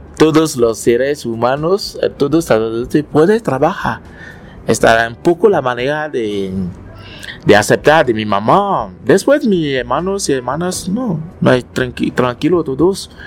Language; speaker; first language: Spanish; non-native, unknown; French